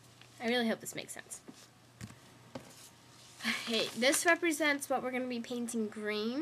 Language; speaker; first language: English; native; English